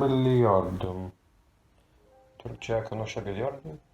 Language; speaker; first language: Turkish; non-native, learner; English